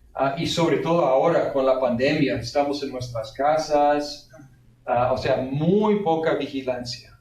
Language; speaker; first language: Spanish; non-native, fluent; English